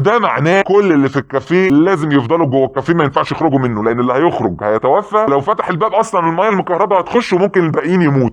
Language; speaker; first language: Arabic; native; Arabic